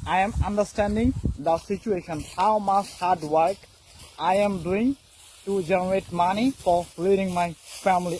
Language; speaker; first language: English; non-native, local second language; Bangla